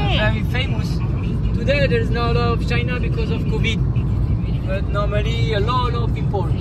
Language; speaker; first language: English; non-native, learner; French